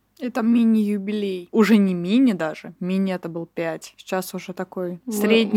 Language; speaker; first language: Russian; native; Russian